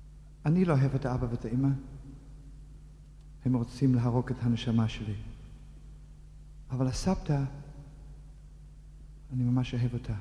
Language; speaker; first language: Hebrew; non-native, fluent; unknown